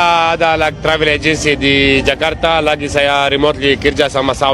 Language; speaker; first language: Indonesian; non-native, fluent; Arabic